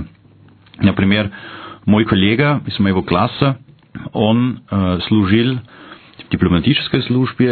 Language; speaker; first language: Russian; non-native, fluent; German